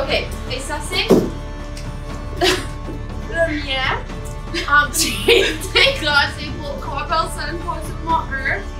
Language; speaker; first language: French; non-native, fluent; English